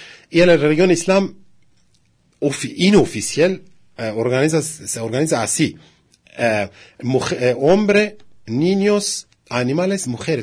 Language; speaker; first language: Spanish; non-native, learner; Kurdish